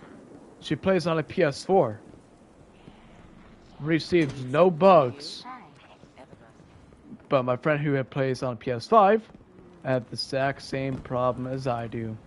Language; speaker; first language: English; native; English